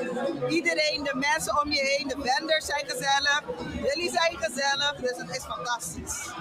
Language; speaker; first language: Dutch; non-native, local second language; Papiamento